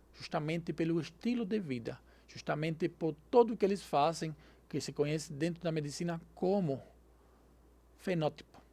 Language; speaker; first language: Portuguese; non-native, fluent; Spanish